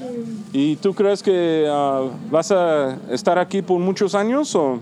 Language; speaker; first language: Spanish; early bilingual, heritage; Spanish